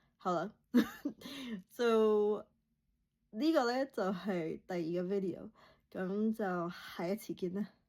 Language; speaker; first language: Cantonese; early bilingual, heritage; Cantonese